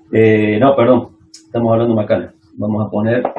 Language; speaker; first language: Spanish; native; Spanish